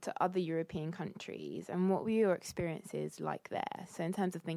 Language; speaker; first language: English; native; English